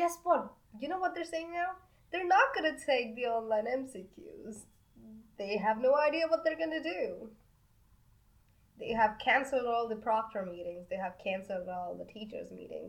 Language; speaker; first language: English; non-native, local second language; Hindi